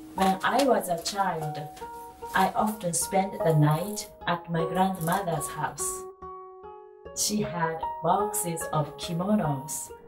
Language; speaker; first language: English; non-native, fluent; Japanese